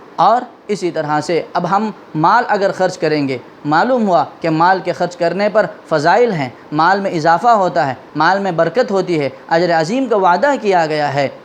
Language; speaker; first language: Urdu; non-native, local second language; Konkani